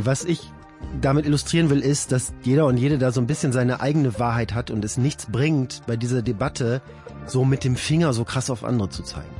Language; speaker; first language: German; native; German